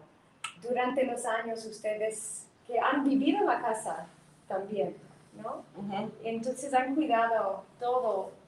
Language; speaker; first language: Spanish; non-native, fluent; English